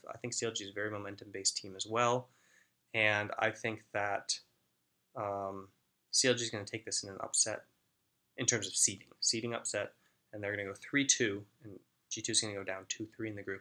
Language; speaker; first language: English; native; English